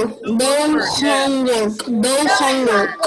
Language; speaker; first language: English; non-native, learner; Spanish